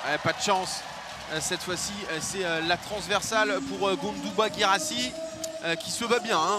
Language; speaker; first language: French; native; French